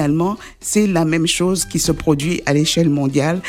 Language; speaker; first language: French; native; French